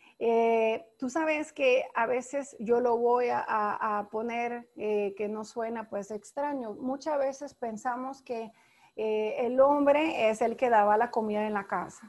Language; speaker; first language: Spanish; non-native, fluent; French